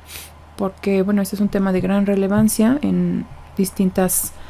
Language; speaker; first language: Spanish; native; Spanish